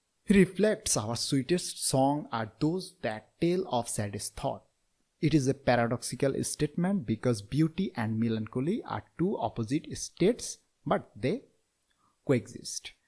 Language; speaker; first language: English; non-native, local second language; Bangla